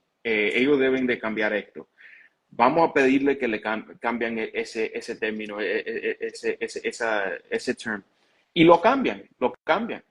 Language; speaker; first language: Spanish; early bilingual, heritage; Spanish